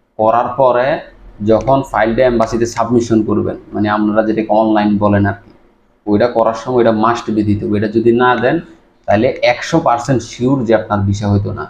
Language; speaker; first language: Bangla; native; Bangla